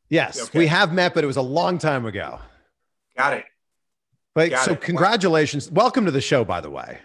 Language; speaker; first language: English; native; English